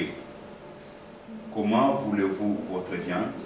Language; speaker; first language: French; non-native, fluent; Korean